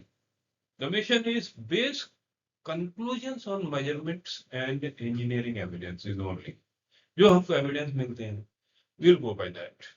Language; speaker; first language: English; non-native, local second language; Hindi